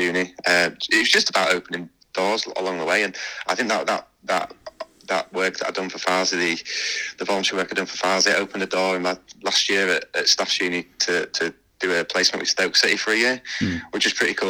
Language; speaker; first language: English; native; English